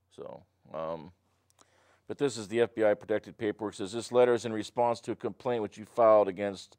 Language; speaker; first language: English; native; English